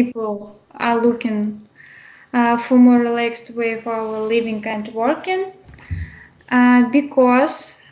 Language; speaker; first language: English; non-native, learner; Russian